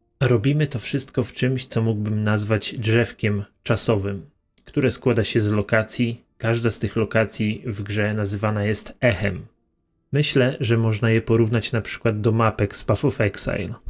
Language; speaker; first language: Polish; native; Polish